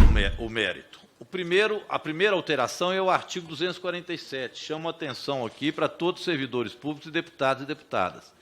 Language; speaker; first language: Portuguese; native; Portuguese